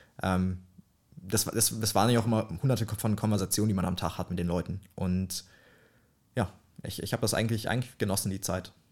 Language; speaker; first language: German; early bilingual, other home language; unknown